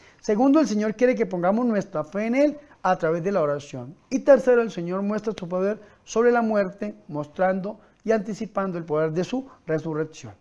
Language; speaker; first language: Spanish; native; Spanish